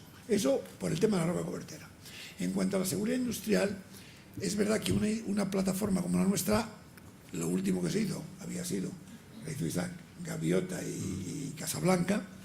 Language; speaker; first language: Spanish; native; Spanish